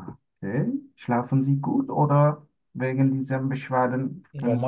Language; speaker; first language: German; non-native, learner; Turkish